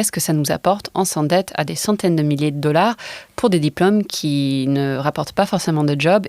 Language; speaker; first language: French; non-native, fluent; English